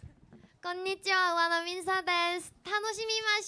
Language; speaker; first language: Japanese; non-native, learner; Korean